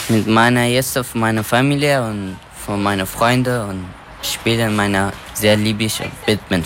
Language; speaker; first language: German; non-native, learner; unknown